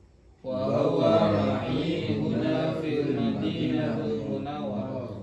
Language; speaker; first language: Arabic; non-native, learner; Indonesian